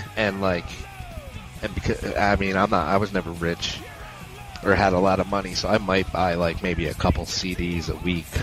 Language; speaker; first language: English; native; English